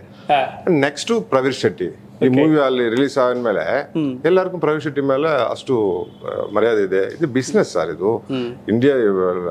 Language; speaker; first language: Kannada; non-native, learner; Tamil